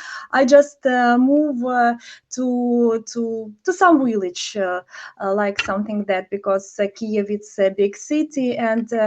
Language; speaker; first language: English; non-native, learner; Ukrainian